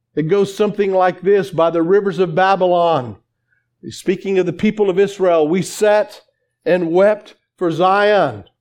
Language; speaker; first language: English; native; English